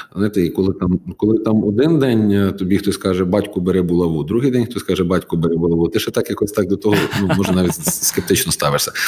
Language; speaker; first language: Ukrainian; native; Ukrainian